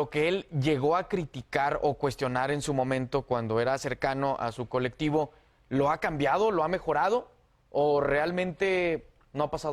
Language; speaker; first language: Spanish; native; Spanish